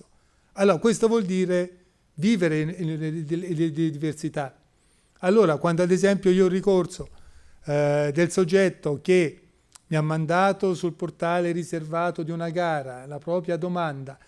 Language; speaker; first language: Italian; native; Italian